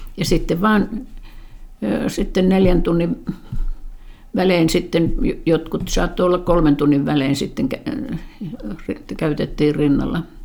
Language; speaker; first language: Finnish; native; Finnish